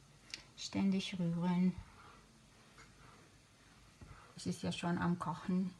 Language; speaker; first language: German; non-native, fluent; Arabic